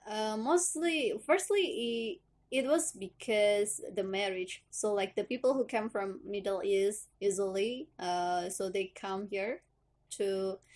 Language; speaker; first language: English; non-native, learner; Indonesian